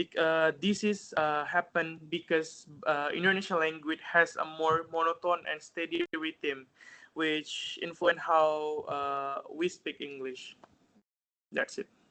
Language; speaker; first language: English; non-native, fluent; Indonesian